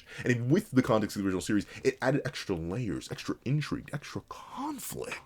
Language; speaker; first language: English; native; English